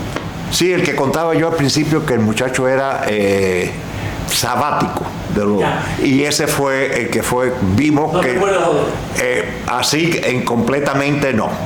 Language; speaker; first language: Spanish; native; Spanish